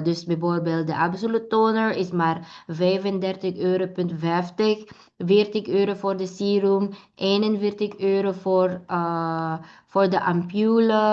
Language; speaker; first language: Dutch; non-native, learner; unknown